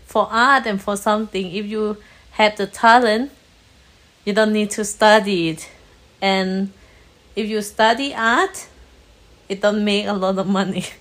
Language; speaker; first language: English; non-native, learner; Thai